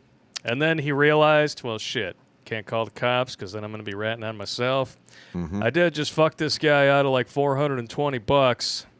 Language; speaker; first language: English; native; English